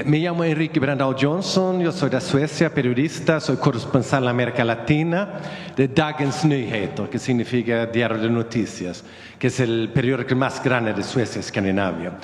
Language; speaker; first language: Spanish; non-native, learner; Swedish